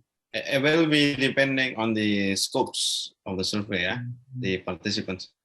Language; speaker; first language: English; non-native, learner; Malay